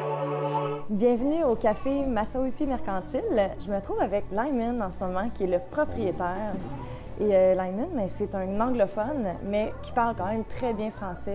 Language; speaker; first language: French; native; French